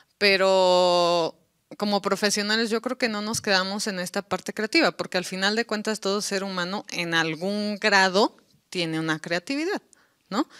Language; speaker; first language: Spanish; native; Spanish